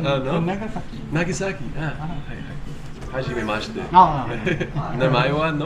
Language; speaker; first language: Japanese; non-native, learner; English